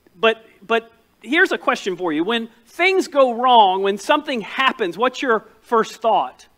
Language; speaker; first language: English; native; English